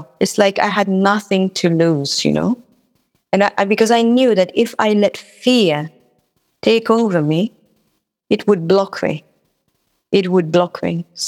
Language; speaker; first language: English; non-native, fluent; Morisyen